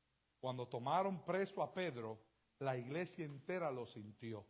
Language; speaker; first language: Spanish; native; Spanish